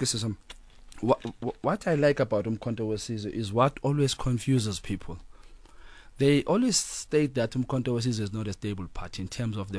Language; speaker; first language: English; non-native, local second language; Zulu